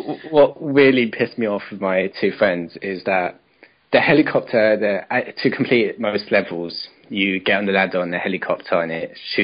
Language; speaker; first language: English; native; English